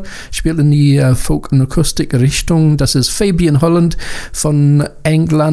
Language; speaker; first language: German; non-native, learner; English